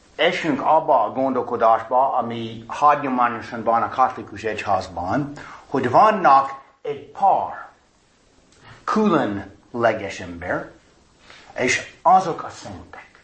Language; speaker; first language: Hungarian; non-native, fluent; English